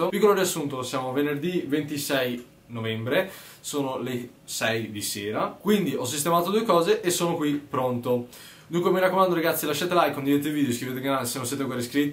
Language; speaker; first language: Italian; native; Italian